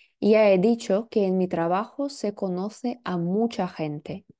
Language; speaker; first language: Spanish; non-native, fluent; Russian